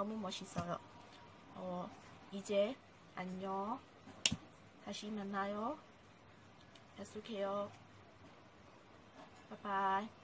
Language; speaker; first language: Korean; non-native, learner; Burmese